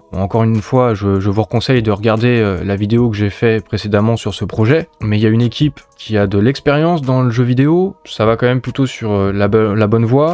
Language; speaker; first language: French; native; French